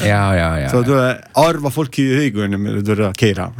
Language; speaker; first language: Icelandic; non-native, learner; Italian